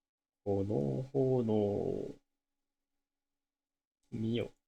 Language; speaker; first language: Japanese; non-native, learner; English